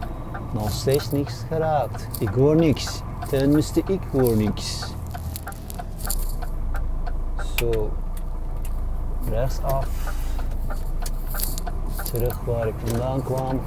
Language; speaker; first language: Dutch; non-native, fluent; Turkish